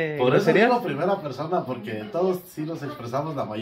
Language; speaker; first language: Spanish; native; Spanish